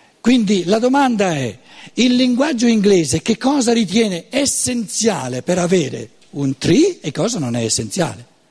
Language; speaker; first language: Italian; native; Italian